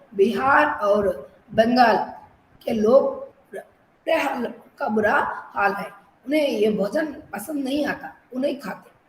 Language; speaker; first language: Hindi; non-native, local second language; Telugu